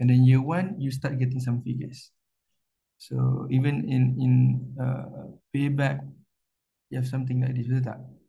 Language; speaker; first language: English; non-native, local second language; Malay